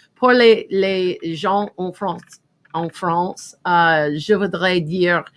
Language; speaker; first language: French; non-native, learner; English